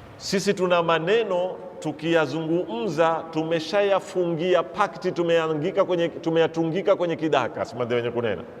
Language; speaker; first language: Swahili; native; Swahili